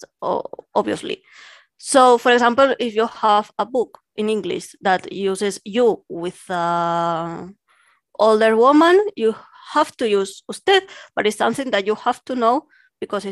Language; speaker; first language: English; non-native, fluent; Catalan